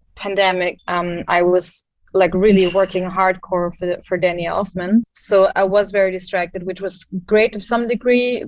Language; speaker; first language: English; non-native, fluent; German